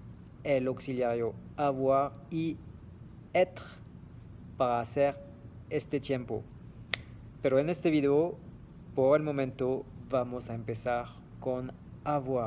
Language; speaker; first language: Spanish; non-native, fluent; French